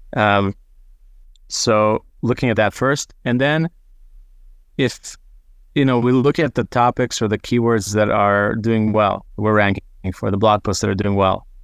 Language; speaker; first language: English; non-native, fluent; Hebrew